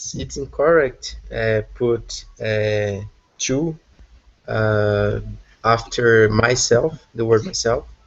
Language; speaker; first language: English; non-native, learner; Portuguese